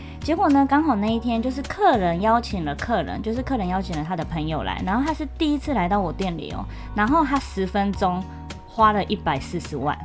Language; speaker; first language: Chinese; early bilingual, other home language; Japanese